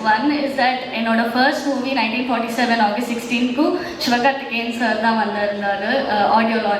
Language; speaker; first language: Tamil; non-native, learner; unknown